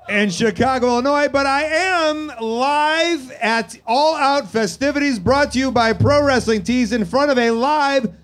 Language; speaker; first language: English; native; English